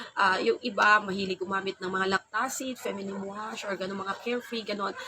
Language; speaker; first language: Filipino; non-native, local second language; Hiligaynon